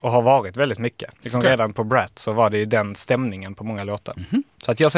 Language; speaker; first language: Swedish; native; Swedish